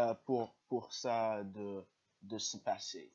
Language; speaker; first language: French; non-native, learner; English